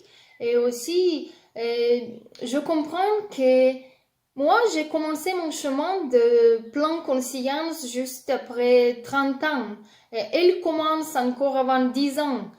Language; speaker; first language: French; non-native, learner; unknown